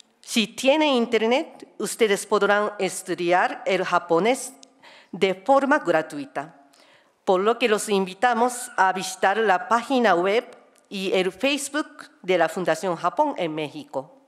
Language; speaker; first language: Spanish; non-native, fluent; Japanese